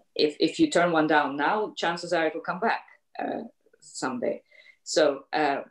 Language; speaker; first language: English; native; English